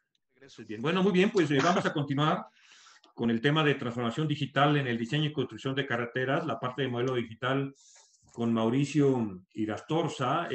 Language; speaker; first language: Spanish; native; Spanish